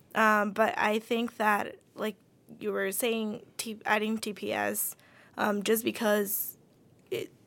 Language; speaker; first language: English; early bilingual, other home language; Spanish